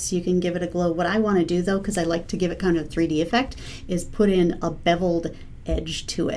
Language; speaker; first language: English; native; English